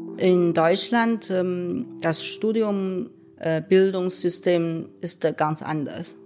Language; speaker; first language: German; non-native, fluent; Chinese